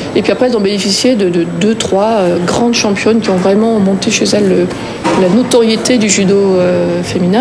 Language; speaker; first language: French; native; French